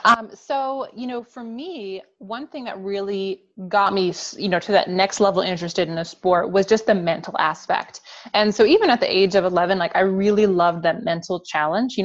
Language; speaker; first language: English; native; English